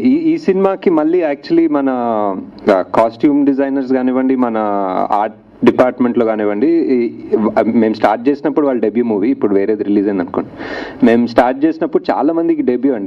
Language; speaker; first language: Telugu; native; Telugu